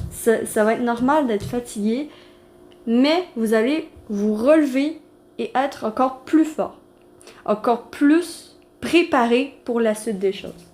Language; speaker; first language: French; native; French